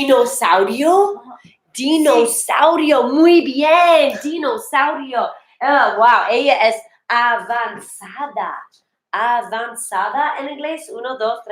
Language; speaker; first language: Spanish; non-native, fluent; English